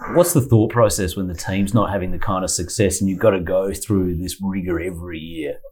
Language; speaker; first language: English; native; English